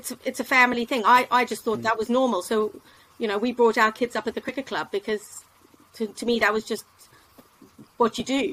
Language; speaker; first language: English; native; English